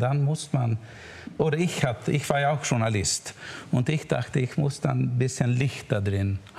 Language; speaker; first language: German; non-native, learner; Swedish